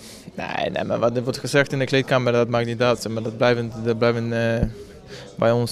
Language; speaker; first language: Dutch; non-native, fluent; Swedish